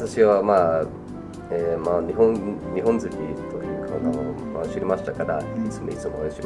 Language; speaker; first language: Japanese; non-native, fluent; English